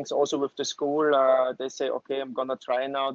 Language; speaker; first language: English; non-native, fluent; German